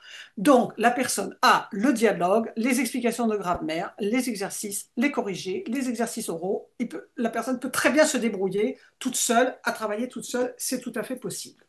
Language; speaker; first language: French; native; French